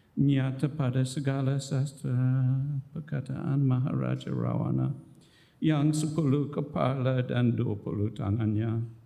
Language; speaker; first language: Indonesian; non-native, fluent; English